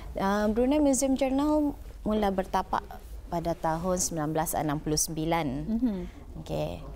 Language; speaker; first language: Malay; native; Malay